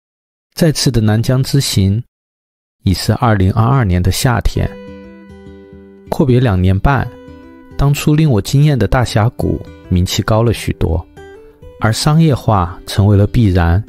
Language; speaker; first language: Chinese; native; Chinese